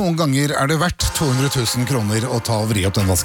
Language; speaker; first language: Norwegian; native; Norwegian